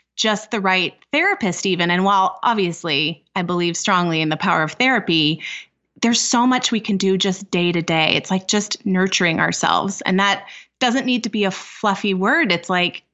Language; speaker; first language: English; native; English